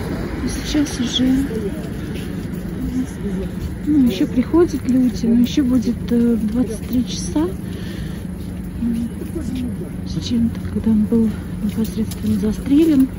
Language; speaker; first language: Russian; native; Russian